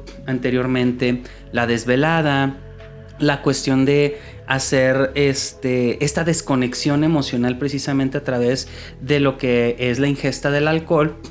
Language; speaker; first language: Spanish; native; Spanish